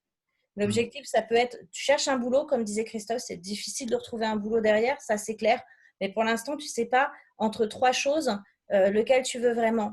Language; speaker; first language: French; native; French